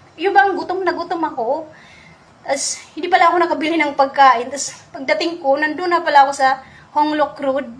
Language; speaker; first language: Filipino; non-native, local second language; Cebuano